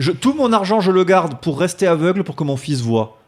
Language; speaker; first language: French; native; French